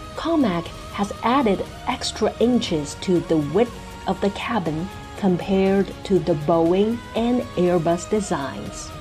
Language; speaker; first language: English; non-native, fluent; Chinese